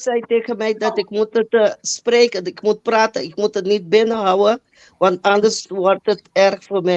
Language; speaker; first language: Dutch; non-native, fluent; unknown